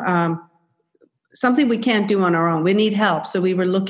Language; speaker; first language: English; non-native, fluent; Swedish